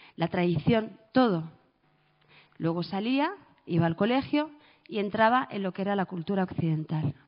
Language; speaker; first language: Spanish; early bilingual, other home language; Arabic